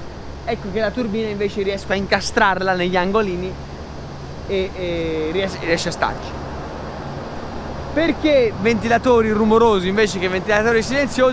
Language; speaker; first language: Italian; native; Italian